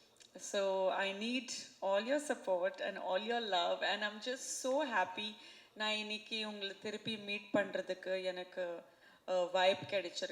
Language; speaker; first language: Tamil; non-native, fluent; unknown